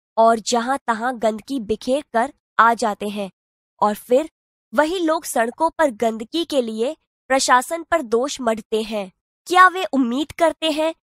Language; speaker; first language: Hindi; non-native, local second language; Gujarati